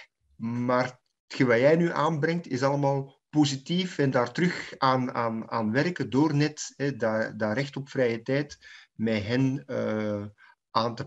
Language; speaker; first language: Dutch; native; Dutch